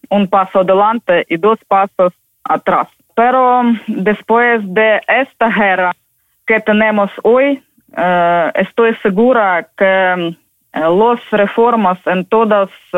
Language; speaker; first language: Spanish; non-native, learner; Ukrainian